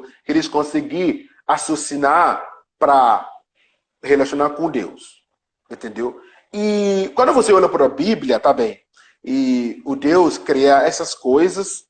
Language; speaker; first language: Portuguese; non-native, learner; Yoruba